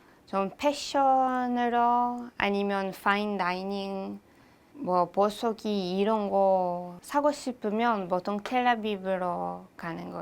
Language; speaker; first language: Korean; non-native, learner; Hebrew